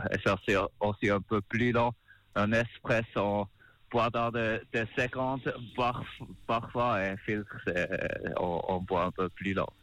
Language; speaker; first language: French; non-native, learner; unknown